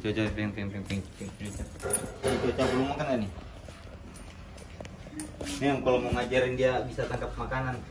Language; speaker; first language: Indonesian; native; Indonesian